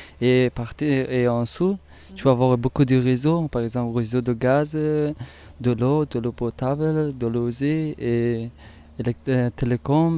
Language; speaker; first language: French; non-native, learner; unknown